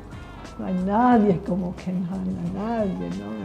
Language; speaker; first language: Spanish; early bilingual, other home language; English